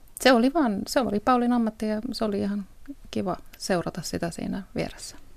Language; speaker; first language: Finnish; early bilingual, heritage; Finnish